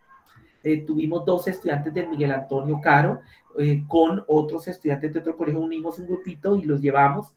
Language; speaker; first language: Spanish; native; Spanish